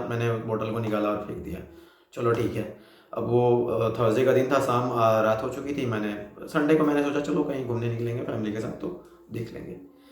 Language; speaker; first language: Hindi; native; Hindi